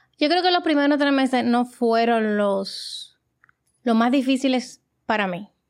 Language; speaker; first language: Spanish; native; Spanish